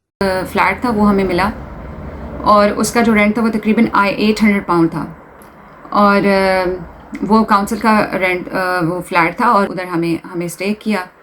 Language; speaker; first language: Urdu; native; Urdu